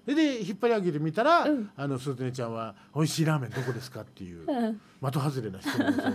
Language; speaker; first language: Japanese; native; Japanese